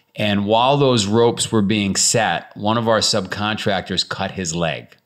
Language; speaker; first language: English; native; English